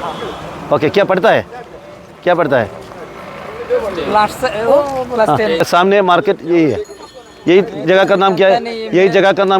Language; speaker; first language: Hindi; non-native, local second language; Malayalam